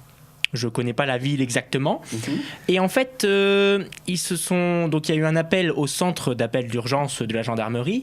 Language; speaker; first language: French; native; French